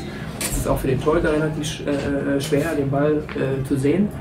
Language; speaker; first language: German; native; German